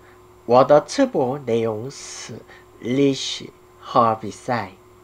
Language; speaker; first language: Chinese; non-native, learner; Korean